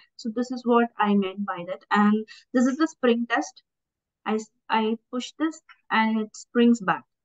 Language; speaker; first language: English; non-native, local second language; Tamil